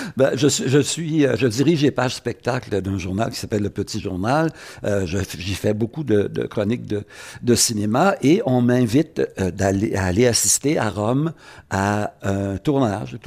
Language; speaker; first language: French; native; French